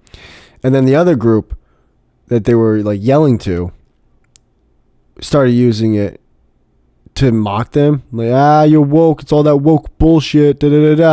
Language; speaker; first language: English; native; English